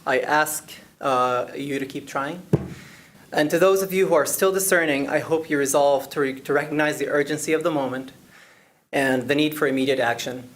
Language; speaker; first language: English; non-native, fluent; Arabic